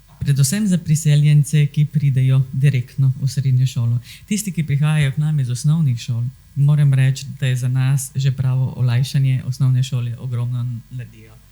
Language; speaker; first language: Slovenian; native; Slovenian